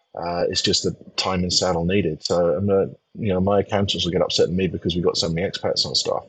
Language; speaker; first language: English; native; English